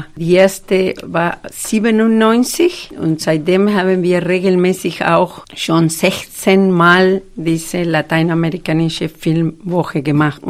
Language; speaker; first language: German; non-native, fluent; Spanish